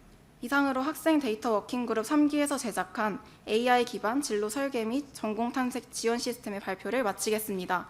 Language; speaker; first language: Korean; native; Korean